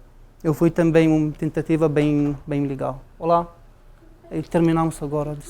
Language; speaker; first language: Portuguese; non-native, learner; Arabic